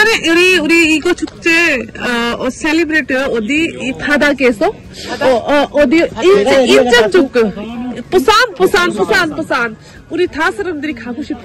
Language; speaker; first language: Korean; non-native, learner; Punjabi